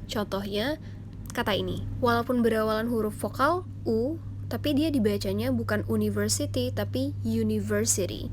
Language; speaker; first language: Indonesian; native; Indonesian